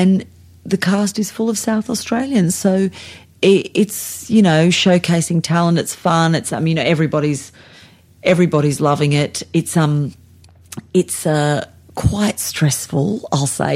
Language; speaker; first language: English; native; English